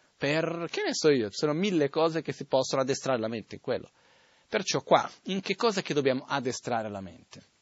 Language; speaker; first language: Italian; non-native, fluent; Portuguese